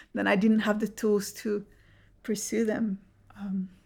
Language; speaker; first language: English; early bilingual, other home language; Spanish